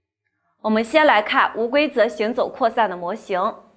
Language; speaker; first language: Chinese; native; Chinese